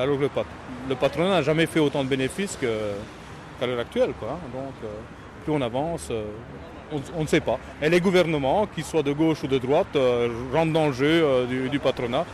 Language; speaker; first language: French; native; French